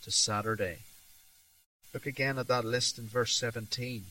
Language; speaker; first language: English; native; English